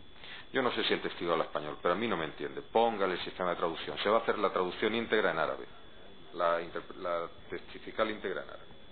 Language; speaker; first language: Spanish; native; Spanish